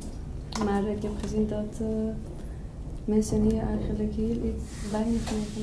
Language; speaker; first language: Dutch; non-native, learner; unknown